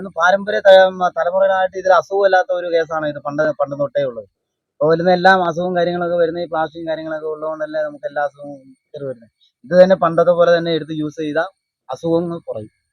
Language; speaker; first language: Malayalam; non-native, local second language; Tamil